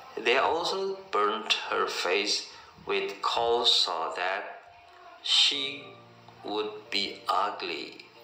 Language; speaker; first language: English; non-native, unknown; Indonesian